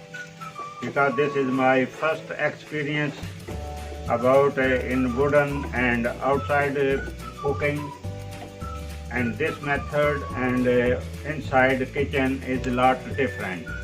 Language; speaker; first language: English; non-native, learner; Punjabi